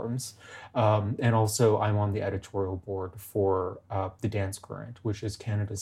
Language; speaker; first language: English; native; English